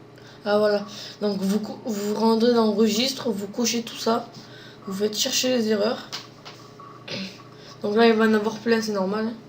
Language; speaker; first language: French; native; French